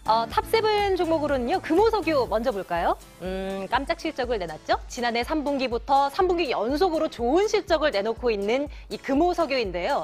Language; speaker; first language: Korean; native; Korean